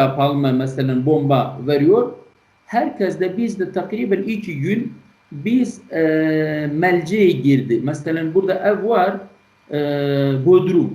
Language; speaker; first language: Turkish; non-native, learner; Kurdish